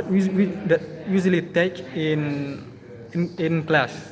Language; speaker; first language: English; non-native, learner; Indonesian